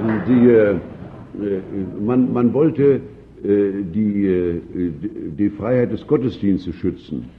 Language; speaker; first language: German; native; German